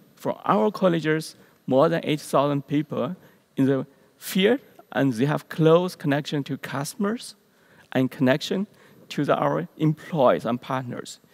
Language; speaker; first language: English; non-native, learner; Chinese